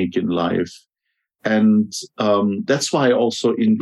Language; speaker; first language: English; non-native, fluent; German